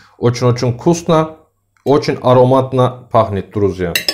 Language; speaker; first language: Russian; non-native, learner; Turkish